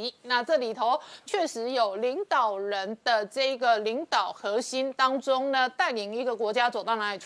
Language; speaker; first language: Chinese; native; Chinese